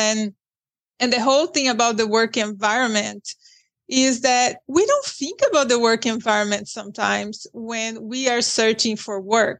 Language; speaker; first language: English; non-native, fluent; Portuguese